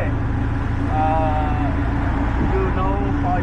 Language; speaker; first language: English; non-native, learner; Khmer